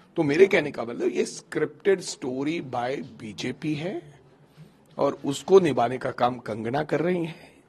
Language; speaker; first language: Hindi; non-native, local second language; Punjabi